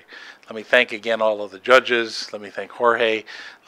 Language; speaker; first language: English; native; English